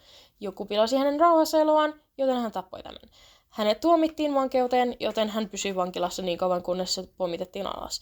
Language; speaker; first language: Finnish; native; Finnish